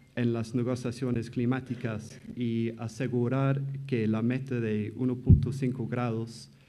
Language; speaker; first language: Spanish; non-native, fluent; English